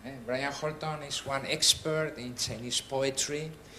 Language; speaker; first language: English; non-native, learner; Spanish